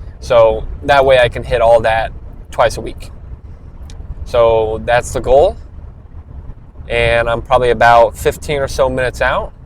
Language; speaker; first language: English; native; English